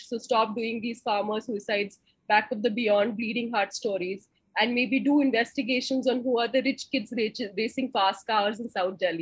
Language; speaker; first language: English; non-native, local second language; Hindi